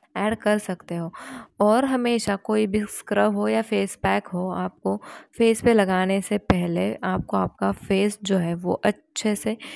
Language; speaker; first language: Hindi; non-native, local second language; Marathi